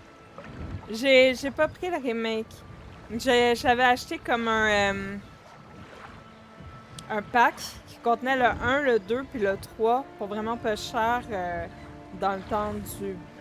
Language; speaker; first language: French; native; French